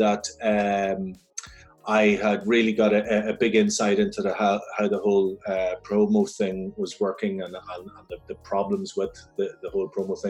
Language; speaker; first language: English; native; English